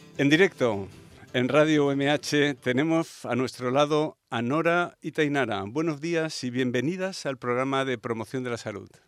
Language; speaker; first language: Spanish; native; Spanish